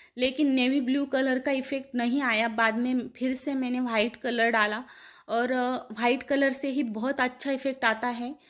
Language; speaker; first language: Hindi; non-native, local second language; Marathi